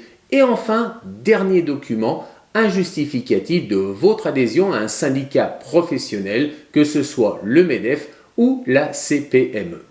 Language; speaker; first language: French; native; French